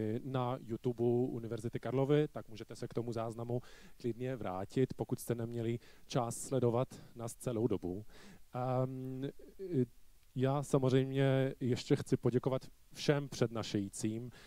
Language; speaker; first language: Czech; non-native, fluent; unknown